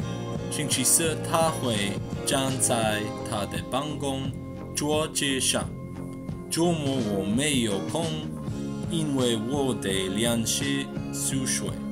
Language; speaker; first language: Chinese; non-native, learner; English